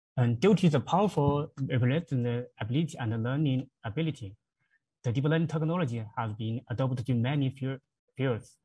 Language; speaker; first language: English; non-native, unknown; Chinese